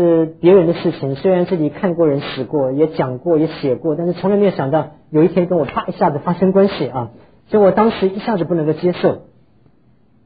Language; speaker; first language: Chinese; native; Chinese